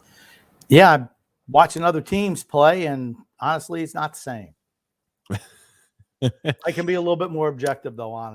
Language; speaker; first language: English; native; English